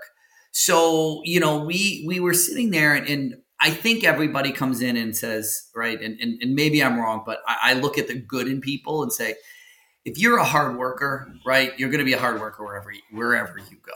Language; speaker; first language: English; native; English